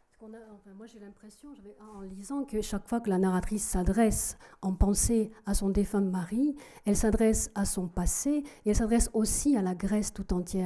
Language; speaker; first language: French; native; French